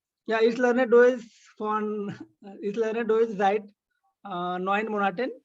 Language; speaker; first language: German; non-native, learner; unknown